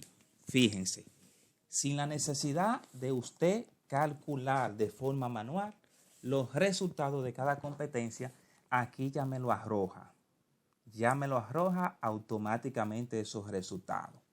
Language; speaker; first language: Spanish; native; Spanish